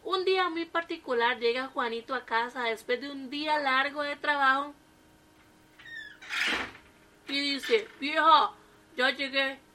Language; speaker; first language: Spanish; native; Spanish